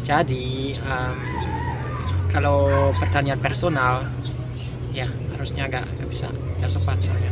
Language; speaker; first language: Indonesian; non-native, fluent; French